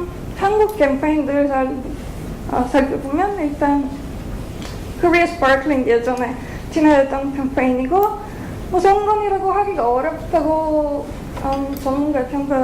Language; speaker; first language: Korean; non-native, fluent; Bulgarian